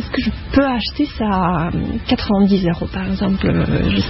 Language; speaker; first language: French; non-native, fluent; Russian